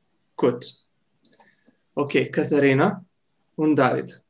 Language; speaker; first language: German; non-native, fluent; Serbian